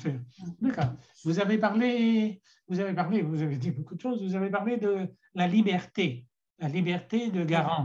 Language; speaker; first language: French; non-native, fluent; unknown